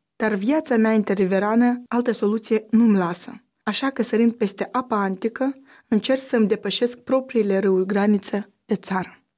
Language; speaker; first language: Romanian; native; Romanian